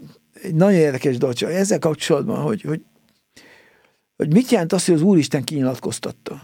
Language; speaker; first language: Hungarian; native; Hungarian